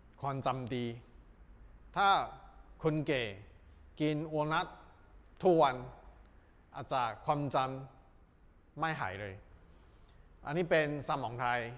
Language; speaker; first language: Thai; non-native, learner; Chinese